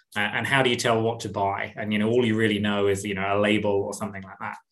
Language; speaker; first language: English; native; English